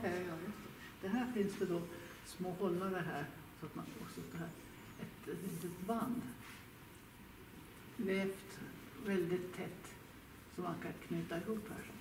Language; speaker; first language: Swedish; native; Swedish